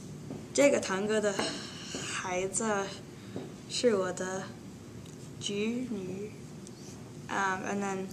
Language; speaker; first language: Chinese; non-native, learner; English